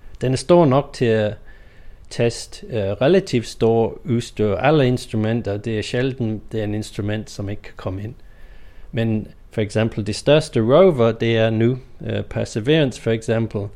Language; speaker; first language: Danish; non-native, fluent; English